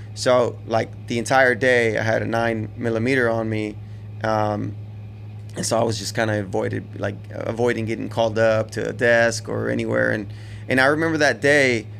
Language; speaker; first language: English; native; English